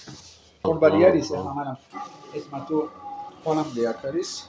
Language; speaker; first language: Georgian; non-native, learner; French